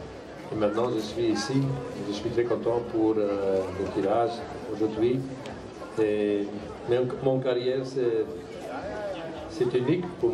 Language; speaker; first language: French; non-native, learner; Dutch